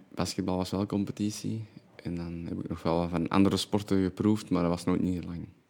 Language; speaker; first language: Dutch; native; Dutch